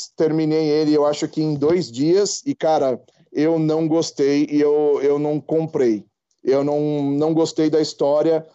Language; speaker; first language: Portuguese; native; Portuguese